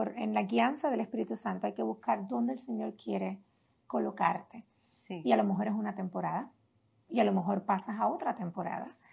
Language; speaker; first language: Spanish; native; Spanish